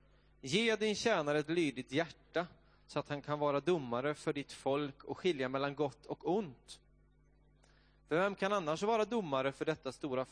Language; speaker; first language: Swedish; native; Swedish